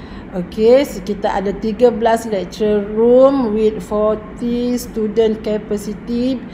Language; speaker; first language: English; non-native, local second language; Malay